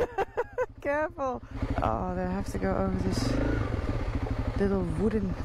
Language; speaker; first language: English; non-native, fluent; German